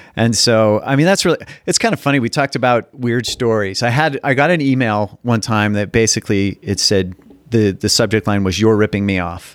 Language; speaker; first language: English; native; English